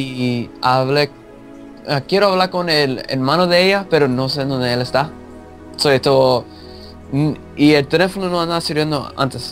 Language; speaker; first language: Spanish; early bilingual, heritage; English